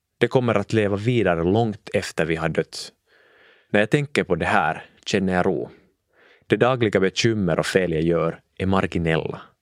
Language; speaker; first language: Swedish; non-native, local second language; Finnish